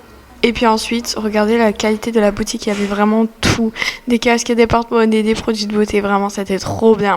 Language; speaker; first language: French; native; French